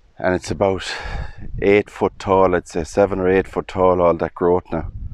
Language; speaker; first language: English; native; English